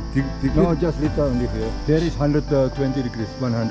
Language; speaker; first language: English; non-native, learner; Indonesian